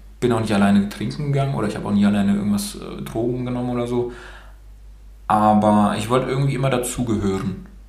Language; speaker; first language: German; early bilingual, other home language; Romanian